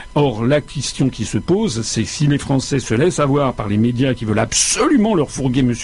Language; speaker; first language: French; native; French